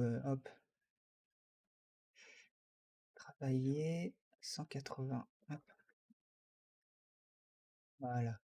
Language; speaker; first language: French; native; French